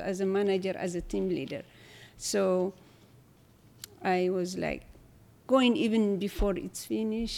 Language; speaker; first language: English; non-native, learner; Tigrinya